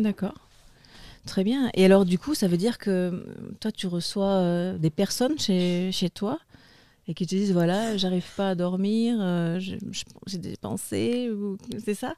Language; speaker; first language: French; native; French